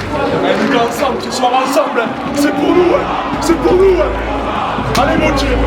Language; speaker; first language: French; native; French